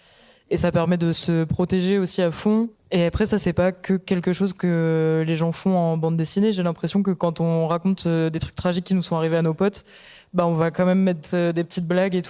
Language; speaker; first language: French; native; French